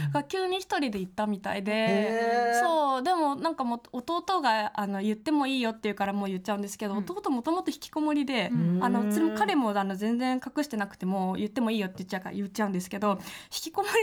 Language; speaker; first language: Japanese; native; Japanese